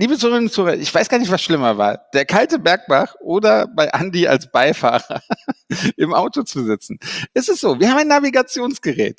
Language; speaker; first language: German; native; German